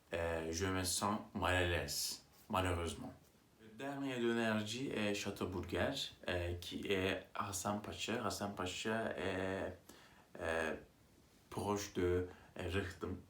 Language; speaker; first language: French; non-native, learner; Turkish